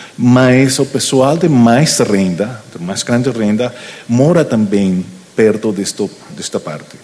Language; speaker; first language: Portuguese; non-native, learner; Spanish